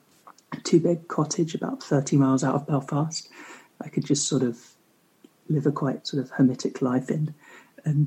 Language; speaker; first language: English; native; English